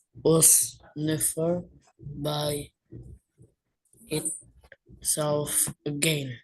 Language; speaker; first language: English; non-native, learner; Indonesian